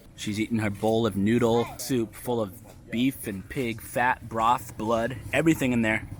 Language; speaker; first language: English; native; English